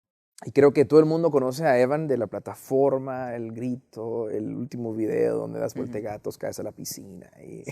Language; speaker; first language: Spanish; native; Spanish